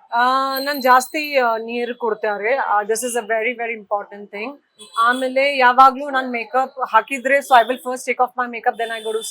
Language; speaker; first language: Kannada; non-native, learner; Hindi